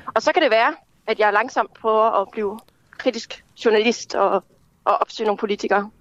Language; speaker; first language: Danish; native; Danish